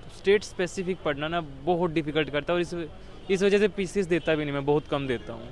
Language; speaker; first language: Hindi; native; Hindi